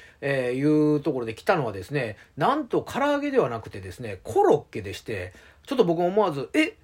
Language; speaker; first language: Japanese; native; Japanese